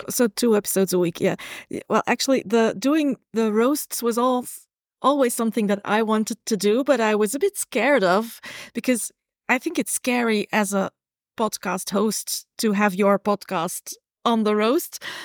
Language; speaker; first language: English; non-native, fluent; Dutch